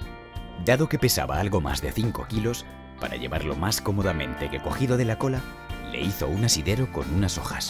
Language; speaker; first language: Spanish; native; Spanish